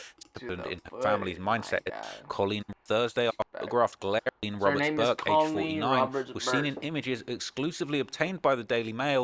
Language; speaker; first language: English; native; English